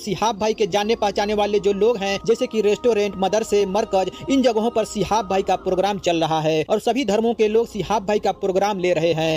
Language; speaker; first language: Hindi; native; Hindi